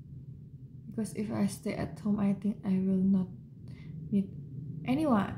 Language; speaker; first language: English; non-native, learner; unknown